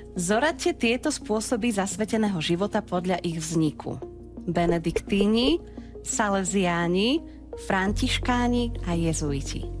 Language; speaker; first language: Slovak; native; Slovak